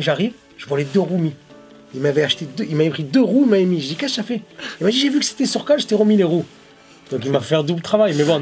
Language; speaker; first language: French; native; French